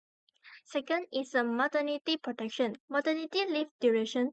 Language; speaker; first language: English; non-native, learner; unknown